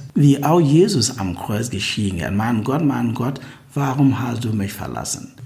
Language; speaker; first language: German; non-native, fluent; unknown